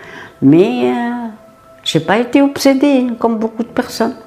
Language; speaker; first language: French; non-native, local second language; Arabic